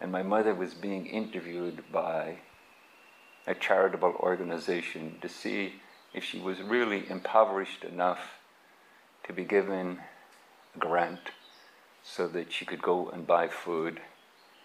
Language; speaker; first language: English; native; English